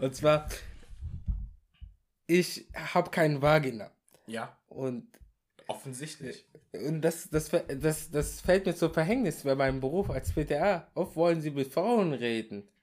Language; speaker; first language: German; early bilingual, other home language; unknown